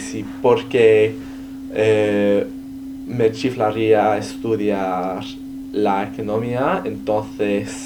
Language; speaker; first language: Spanish; non-native, learner; English